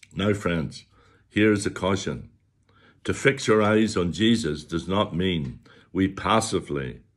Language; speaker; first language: English; native; English